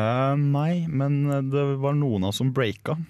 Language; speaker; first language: Norwegian; native; Norwegian